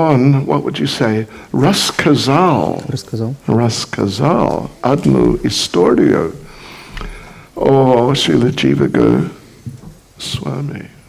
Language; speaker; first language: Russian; non-native, fluent; English